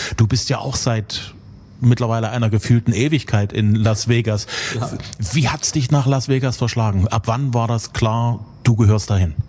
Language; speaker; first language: German; native; German